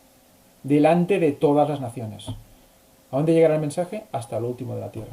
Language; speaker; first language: Spanish; native; Spanish